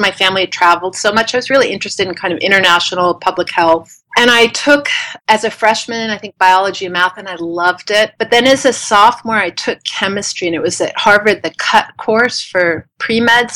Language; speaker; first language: English; native; English